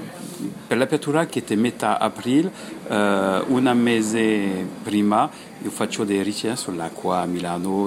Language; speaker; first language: Italian; non-native, learner; French